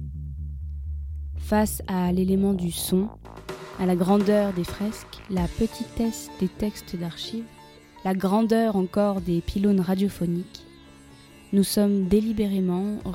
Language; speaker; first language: French; native; French